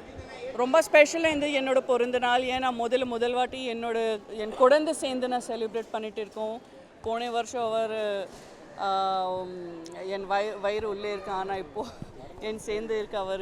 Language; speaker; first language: Tamil; non-native, fluent; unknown